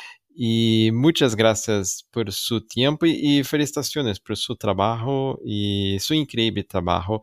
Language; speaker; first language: Spanish; non-native, learner; Portuguese